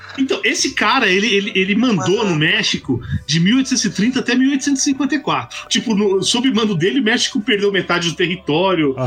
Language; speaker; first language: Portuguese; native; Portuguese